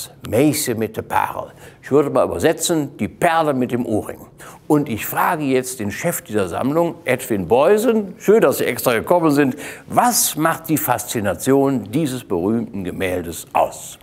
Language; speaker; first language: German; native; German